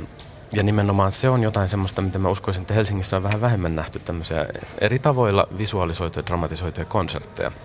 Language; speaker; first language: Finnish; native; Finnish